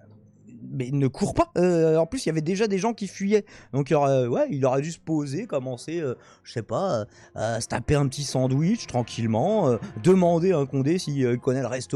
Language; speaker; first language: French; native; French